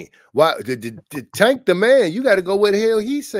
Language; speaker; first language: English; native; English